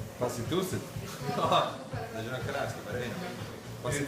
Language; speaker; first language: Lithuanian; non-native, learner; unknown